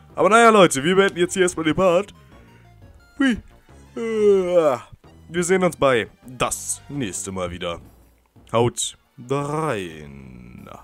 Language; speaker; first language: German; native; German